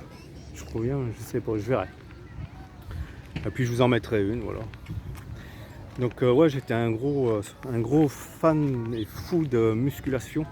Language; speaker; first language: French; native; French